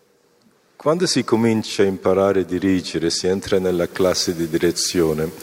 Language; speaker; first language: Italian; non-native, fluent; Korean